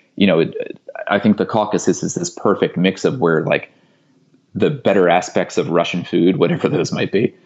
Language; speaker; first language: English; native; English